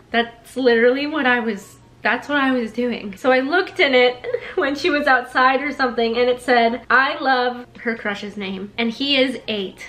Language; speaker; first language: English; native; English